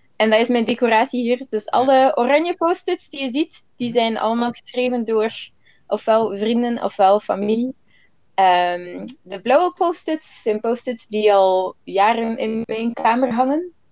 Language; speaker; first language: Dutch; native; Dutch